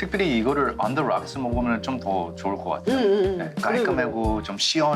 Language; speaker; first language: Korean; early bilingual, heritage; English